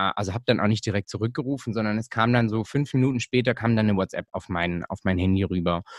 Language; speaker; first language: German; native; German